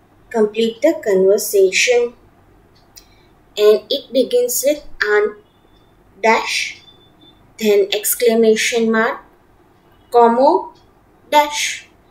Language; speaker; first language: English; non-native, local second language; Gujarati